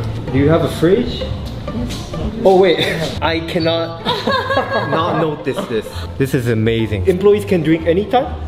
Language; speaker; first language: English; non-native, fluent; Japanese